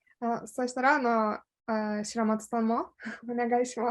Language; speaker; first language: Japanese; non-native, fluent; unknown